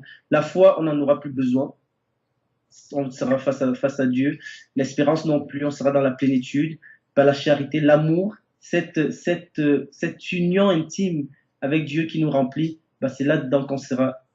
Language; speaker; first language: French; native; French